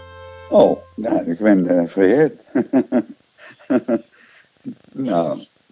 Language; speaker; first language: Dutch; non-native, fluent; Portuguese